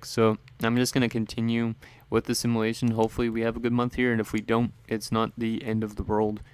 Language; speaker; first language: English; native; English